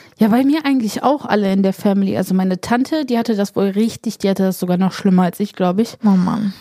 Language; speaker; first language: German; early bilingual, other home language; Polish